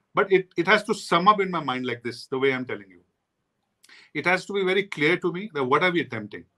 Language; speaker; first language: English; non-native, local second language; Hindi